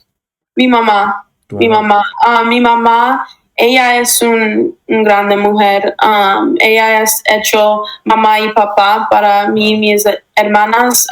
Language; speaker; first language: Spanish; early bilingual, heritage; English